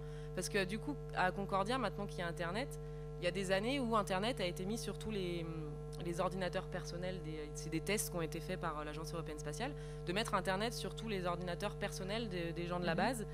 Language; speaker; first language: French; native; French